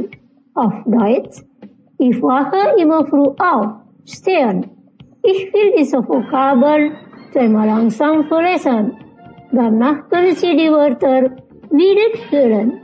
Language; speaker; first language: German; non-native, learner; Indonesian